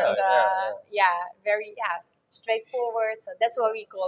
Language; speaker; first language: English; non-native, fluent; Dutch